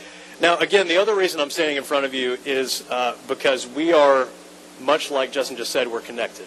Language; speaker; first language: English; native; English